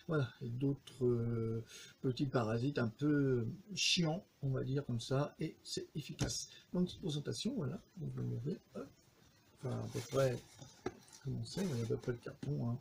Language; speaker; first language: French; native; French